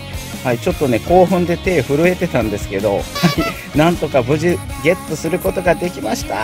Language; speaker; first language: Japanese; native; Japanese